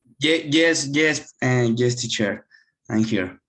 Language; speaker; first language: English; non-native, learner; Spanish